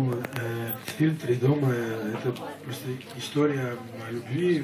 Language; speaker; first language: Russian; non-native, local second language; Georgian